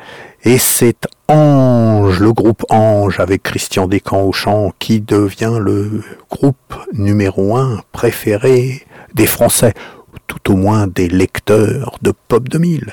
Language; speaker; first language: French; native; French